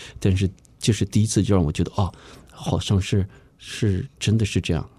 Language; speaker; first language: Chinese; early bilingual, heritage; Chinese